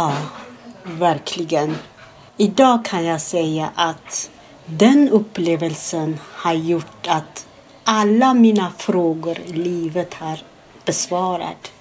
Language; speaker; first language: Swedish; non-native, fluent; Amharic